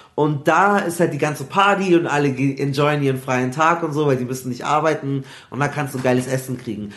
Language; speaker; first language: German; early bilingual, other home language; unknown